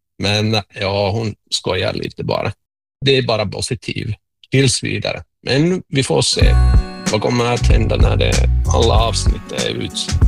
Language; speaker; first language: Swedish; non-native, local second language; Finnish